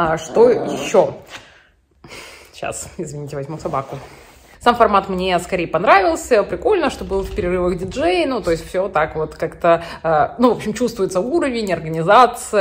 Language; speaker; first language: Russian; native; Russian